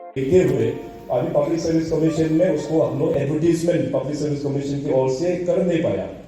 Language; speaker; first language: Hindi; non-native, local second language; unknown